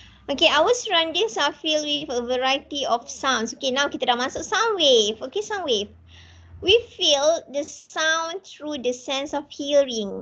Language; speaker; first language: English; non-native, local second language; Malay